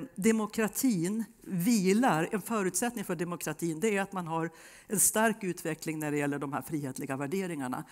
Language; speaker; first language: Swedish; native; Swedish